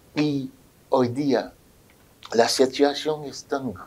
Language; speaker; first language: Spanish; non-native, fluent; Haitian Creole